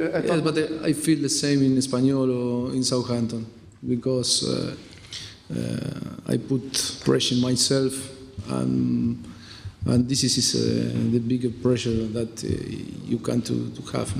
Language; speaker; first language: English; non-native, fluent; Spanish